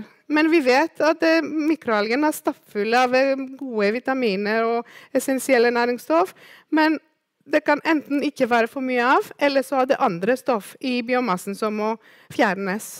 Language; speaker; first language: Norwegian; non-native, fluent; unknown